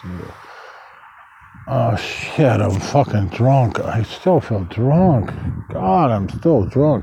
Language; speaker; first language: English; native; English